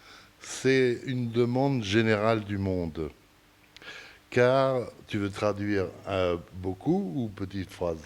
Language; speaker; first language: French; early bilingual, other home language; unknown